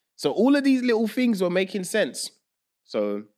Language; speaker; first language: English; early bilingual, other home language; Yoruba